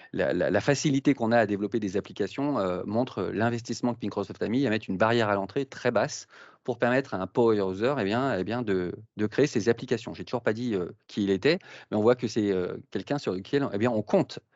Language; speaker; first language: French; native; French